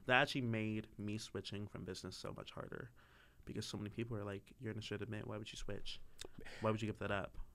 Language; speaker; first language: English; native; English